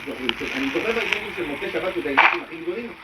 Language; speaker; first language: Hebrew; native; Hebrew